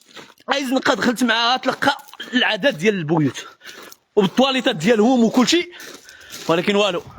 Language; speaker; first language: Arabic; native; Arabic